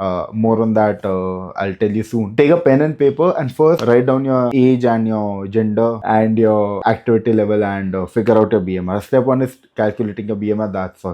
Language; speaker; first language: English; non-native, local second language; Hindi